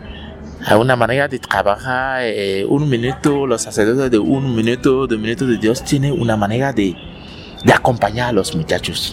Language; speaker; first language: Spanish; non-native, learner; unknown